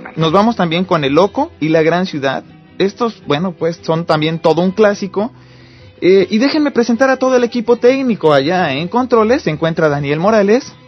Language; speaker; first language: Spanish; native; Spanish